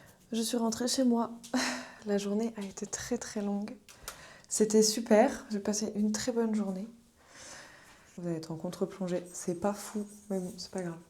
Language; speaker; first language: French; native; French